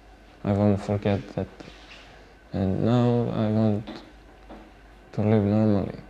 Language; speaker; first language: English; non-native, learner; Bosnian